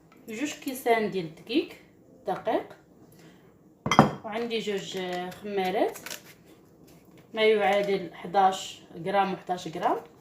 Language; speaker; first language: Arabic; native; Arabic